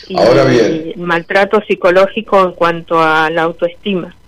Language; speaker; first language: Spanish; native; Spanish